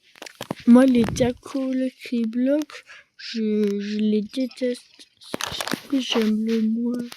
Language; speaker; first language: French; native; French